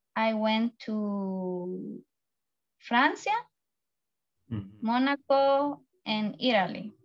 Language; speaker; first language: English; non-native, learner; Spanish